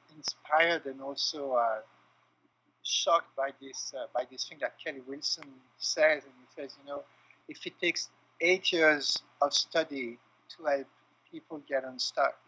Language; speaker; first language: English; non-native, fluent; French